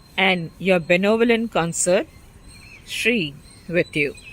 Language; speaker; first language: English; non-native, local second language; Tamil